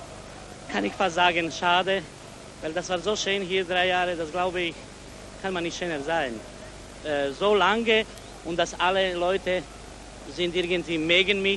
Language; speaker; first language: German; non-native, learner; Croatian